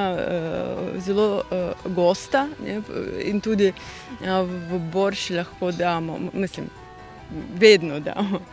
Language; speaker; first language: Slovenian; non-native, fluent; Russian